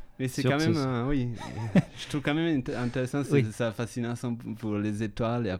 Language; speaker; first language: French; non-native, fluent; Italian